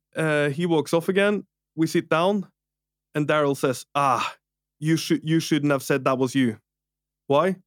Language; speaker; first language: English; non-native, fluent; Norwegian